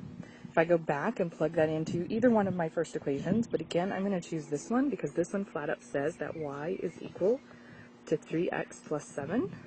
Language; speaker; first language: English; native; English